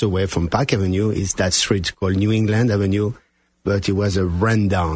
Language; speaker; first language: English; non-native, fluent; French